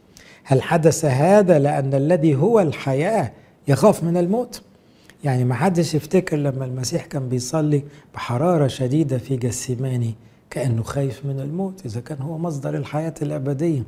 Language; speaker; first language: Arabic; native; Arabic